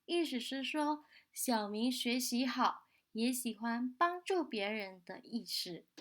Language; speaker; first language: Chinese; non-native, fluent; Indonesian